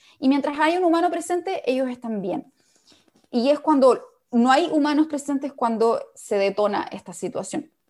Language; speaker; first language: Spanish; native; Spanish